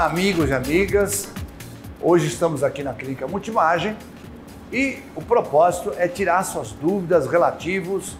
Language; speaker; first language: Portuguese; native; Portuguese